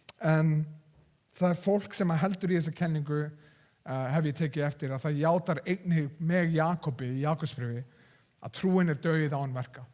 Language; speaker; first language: Icelandic; non-native, fluent; English